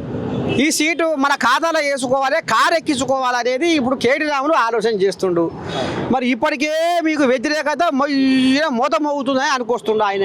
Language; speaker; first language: Telugu; native; Telugu